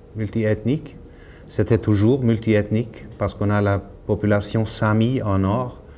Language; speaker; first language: French; non-native, learner; Norwegian